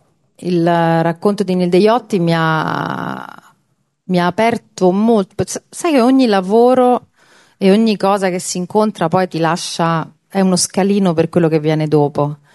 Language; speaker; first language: Italian; native; Italian